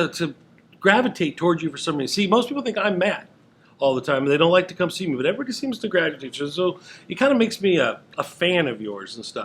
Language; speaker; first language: English; native; English